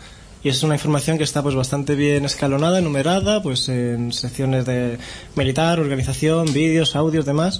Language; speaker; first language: Spanish; native; Spanish